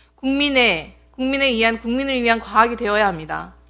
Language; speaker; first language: Korean; native; Korean